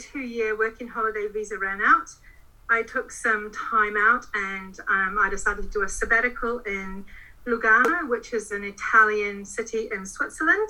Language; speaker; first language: English; native; English